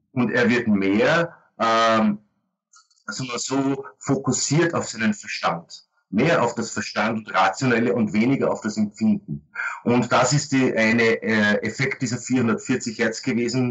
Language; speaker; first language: German; native; German